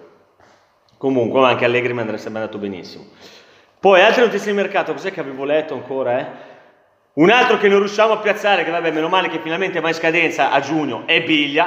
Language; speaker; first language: Italian; native; Italian